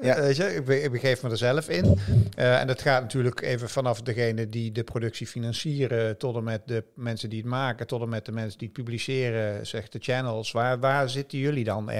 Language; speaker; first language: Dutch; native; Dutch